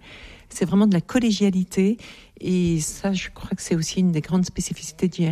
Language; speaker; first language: French; native; French